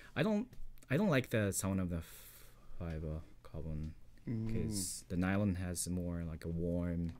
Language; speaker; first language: English; non-native, fluent; Japanese